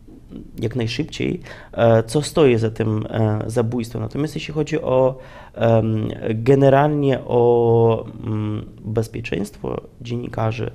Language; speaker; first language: Polish; non-native, fluent; Ukrainian